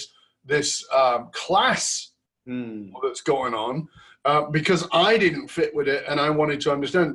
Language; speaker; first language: English; native; English